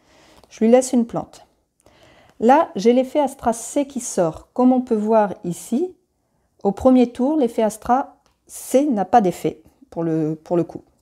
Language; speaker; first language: French; native; French